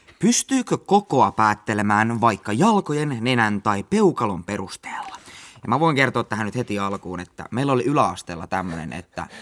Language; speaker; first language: Finnish; native; Finnish